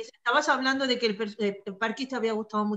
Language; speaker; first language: Spanish; native; Spanish